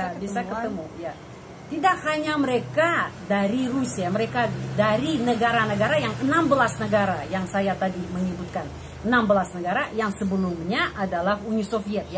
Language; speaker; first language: Indonesian; non-native, fluent; Russian